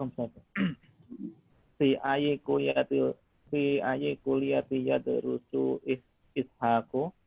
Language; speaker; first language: Arabic; non-native, learner; Indonesian